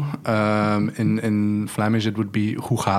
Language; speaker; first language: English; non-native, fluent; Dutch